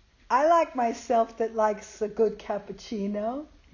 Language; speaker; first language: English; native; English